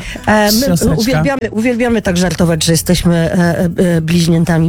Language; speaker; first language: Polish; native; Polish